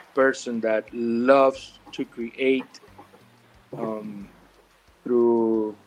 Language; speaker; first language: English; non-native, fluent; Spanish